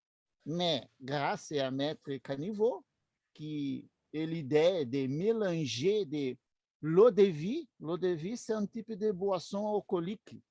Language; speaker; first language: French; non-native, learner; Portuguese